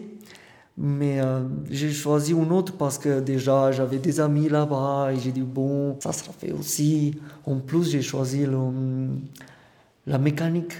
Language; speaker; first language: French; non-native, fluent; Romanian